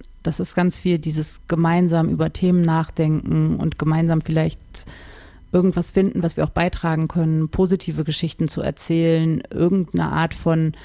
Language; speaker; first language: German; native; German